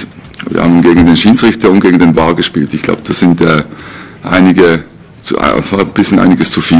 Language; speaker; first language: German; native; German